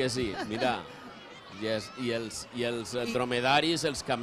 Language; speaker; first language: Catalan; native; Catalan